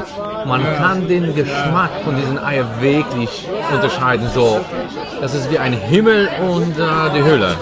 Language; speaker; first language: German; non-native, fluent; Polish